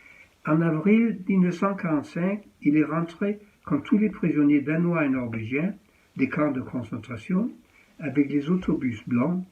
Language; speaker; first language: French; early bilingual, heritage; French